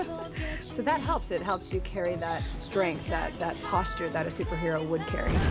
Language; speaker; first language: English; native; English